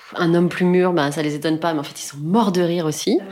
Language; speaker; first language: French; native; French